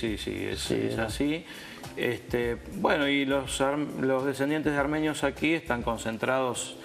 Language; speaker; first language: Spanish; native; Spanish